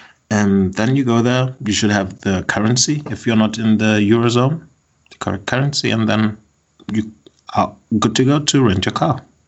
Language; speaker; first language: English; non-native, fluent; German